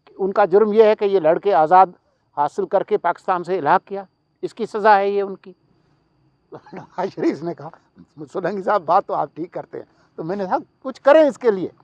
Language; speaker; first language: Urdu; non-native, local second language; Sindhi